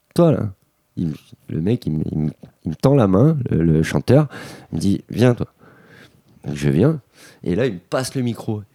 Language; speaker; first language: French; native; French